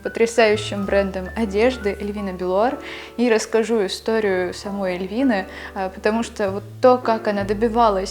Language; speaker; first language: Russian; native; Russian